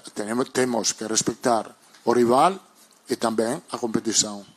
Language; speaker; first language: Portuguese; non-native, learner; Italian